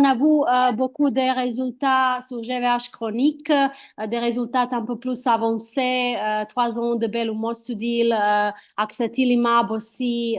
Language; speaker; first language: French; non-native, fluent; Croatian